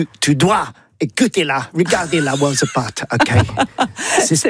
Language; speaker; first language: French; non-native, learner; English